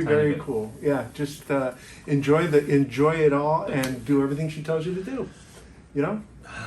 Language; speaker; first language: English; native; English